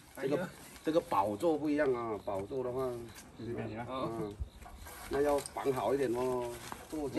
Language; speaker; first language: Chinese; native; Chinese